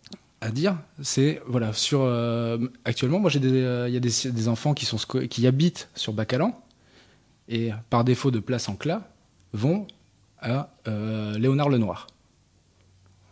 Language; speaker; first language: French; native; French